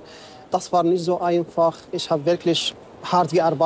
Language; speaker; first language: German; non-native, fluent; Arabic